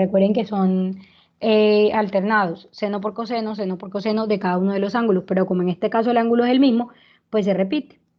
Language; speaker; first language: Spanish; native; Spanish